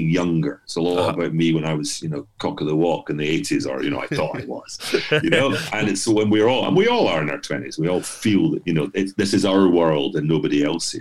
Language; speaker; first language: English; native; English